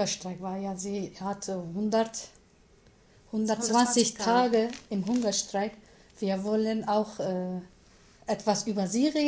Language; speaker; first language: German; non-native, learner; Kurdish